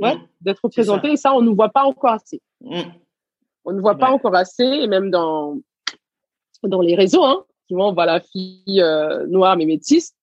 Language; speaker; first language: French; early bilingual, other home language; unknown